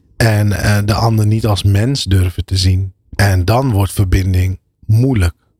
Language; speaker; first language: Dutch; early bilingual, other home language; Arabic